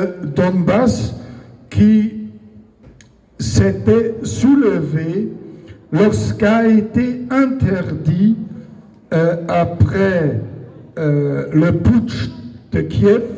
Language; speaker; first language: French; non-native, local second language; Luxembourgish